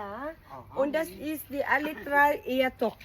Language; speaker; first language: German; non-native, learner; Filipino